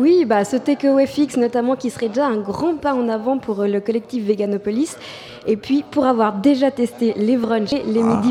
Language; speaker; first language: French; native; French